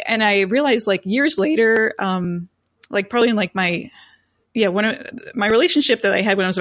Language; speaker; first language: English; native; English